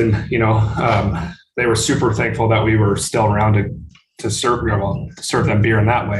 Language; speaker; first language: English; native; English